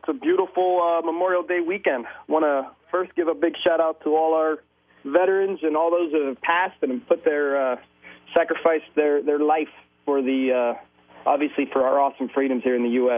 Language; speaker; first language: English; native; English